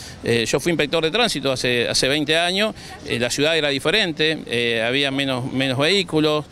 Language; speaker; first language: Spanish; native; Spanish